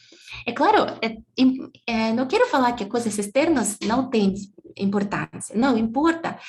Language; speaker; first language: Portuguese; non-native, fluent; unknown